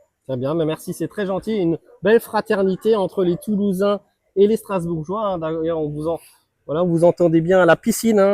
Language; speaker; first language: French; native; French